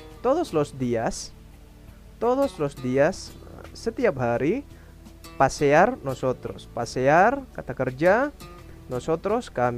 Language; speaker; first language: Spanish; non-native, fluent; Indonesian